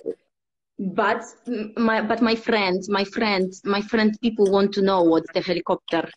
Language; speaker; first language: English; non-native, fluent; Polish